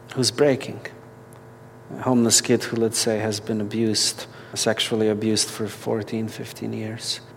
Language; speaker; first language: English; non-native, fluent; Polish